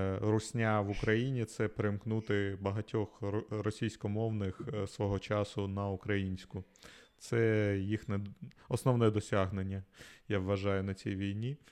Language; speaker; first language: Ukrainian; non-native, local second language; Russian